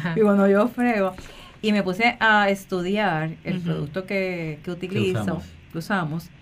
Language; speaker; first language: Spanish; native; Spanish